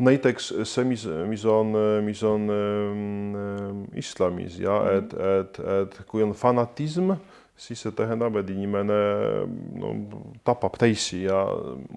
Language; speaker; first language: Estonian; non-native, fluent; Polish